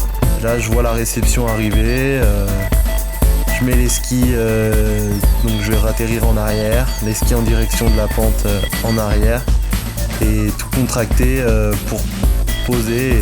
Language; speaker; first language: French; native; French